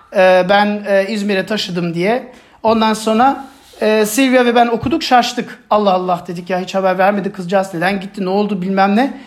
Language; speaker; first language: Turkish; non-native, fluent; German